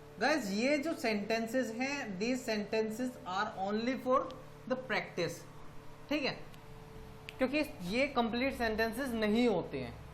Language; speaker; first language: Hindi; native; Hindi